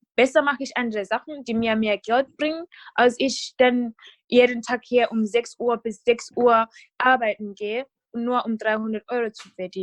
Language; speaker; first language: German; non-native, fluent; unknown